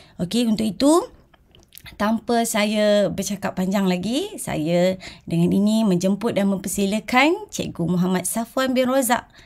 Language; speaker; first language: Malay; native; Malay